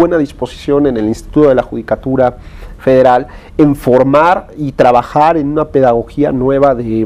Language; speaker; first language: Spanish; native; Spanish